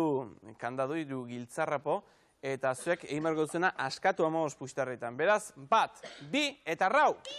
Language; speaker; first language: Basque; native; Basque